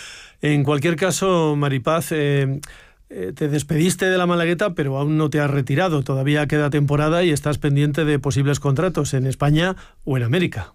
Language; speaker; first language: Spanish; native; Spanish